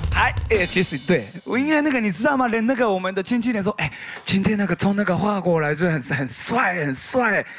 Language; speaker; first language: Chinese; non-native, fluent; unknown